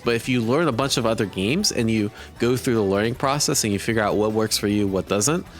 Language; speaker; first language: English; native; English